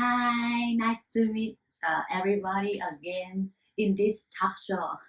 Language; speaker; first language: English; non-native, learner; Vietnamese